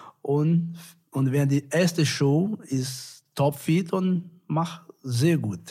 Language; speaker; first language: German; non-native, learner; Portuguese